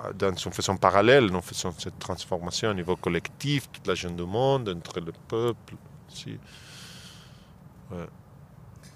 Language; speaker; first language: French; non-native, fluent; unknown